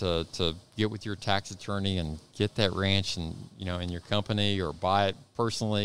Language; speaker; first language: English; native; English